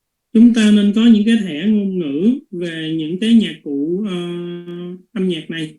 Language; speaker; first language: Vietnamese; native; Vietnamese